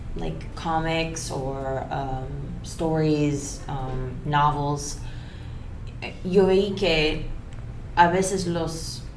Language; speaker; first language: Spanish; early bilingual, heritage; Spanish